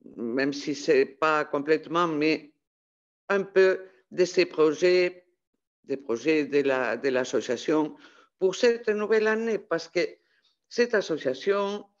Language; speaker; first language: French; non-native, fluent; Spanish